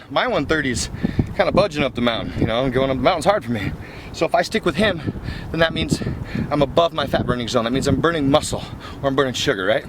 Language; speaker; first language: English; native; English